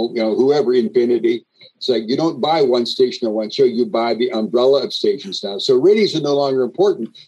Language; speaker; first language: English; native; English